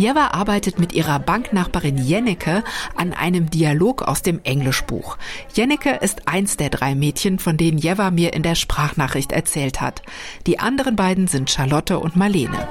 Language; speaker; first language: German; native; German